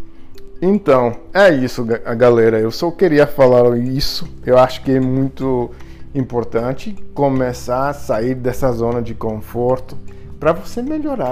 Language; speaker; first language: Portuguese; non-native, fluent; English